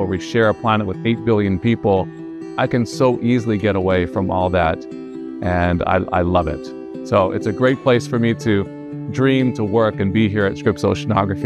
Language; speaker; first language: English; native; English